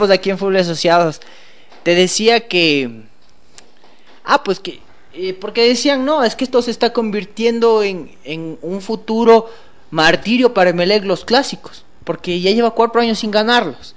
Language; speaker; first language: Spanish; native; Spanish